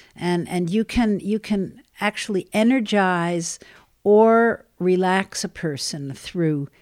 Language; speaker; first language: English; native; English